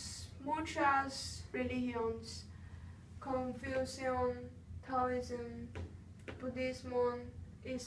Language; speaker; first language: Spanish; non-native, learner; Chinese